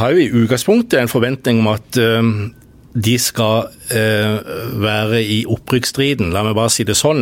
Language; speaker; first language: Norwegian; native; Norwegian